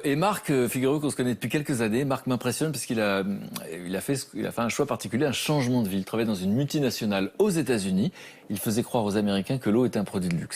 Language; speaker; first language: French; native; French